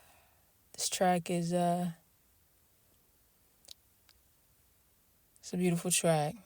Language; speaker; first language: English; native; English